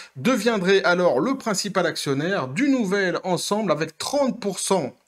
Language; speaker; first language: French; native; French